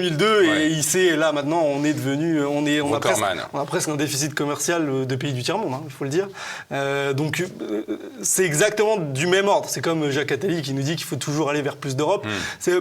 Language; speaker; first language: French; native; French